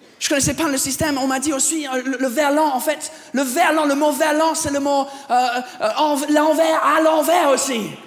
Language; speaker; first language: French; non-native, fluent; English